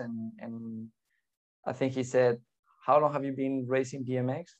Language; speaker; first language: English; non-native, fluent; Spanish